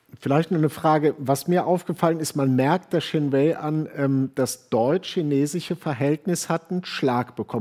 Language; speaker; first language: German; native; German